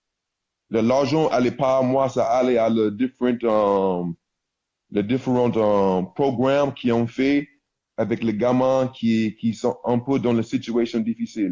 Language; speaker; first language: French; non-native, learner; English